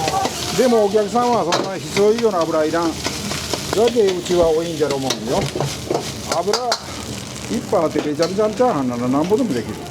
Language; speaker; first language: Japanese; native; Japanese